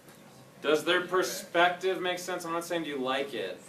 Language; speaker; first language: English; native; English